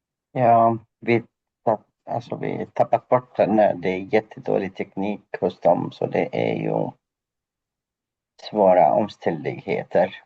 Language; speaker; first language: Swedish; non-native, fluent; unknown